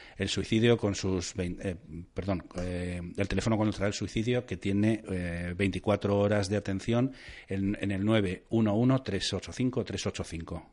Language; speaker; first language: Spanish; native; Spanish